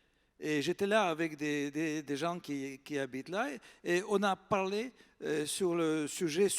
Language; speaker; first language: French; non-native, fluent; Russian